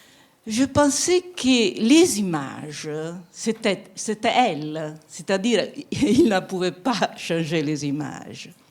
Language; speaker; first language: French; non-native, fluent; Italian